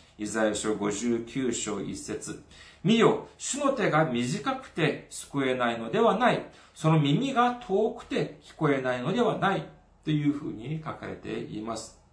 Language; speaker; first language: Japanese; non-native, fluent; Korean